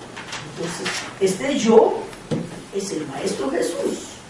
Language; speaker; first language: Spanish; non-native, fluent; Portuguese